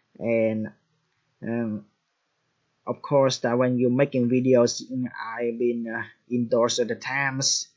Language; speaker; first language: English; non-native, fluent; Vietnamese